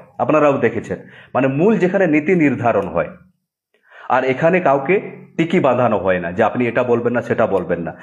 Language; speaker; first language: Bangla; non-native, local second language; Santali